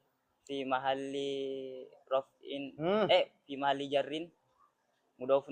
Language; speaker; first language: Arabic; non-native, learner; Indonesian